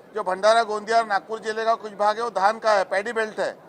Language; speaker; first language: Hindi; non-native, local second language; Marathi